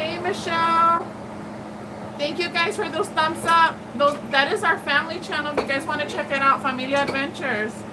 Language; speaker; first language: English; native; English